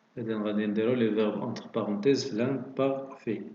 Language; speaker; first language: French; non-native, local second language; Arabic